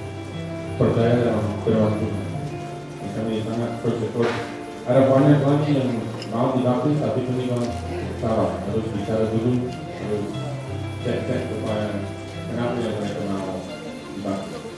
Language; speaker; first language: Indonesian; non-native, learner; English